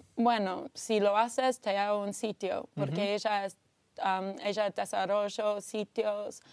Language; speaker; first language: Spanish; non-native, fluent; English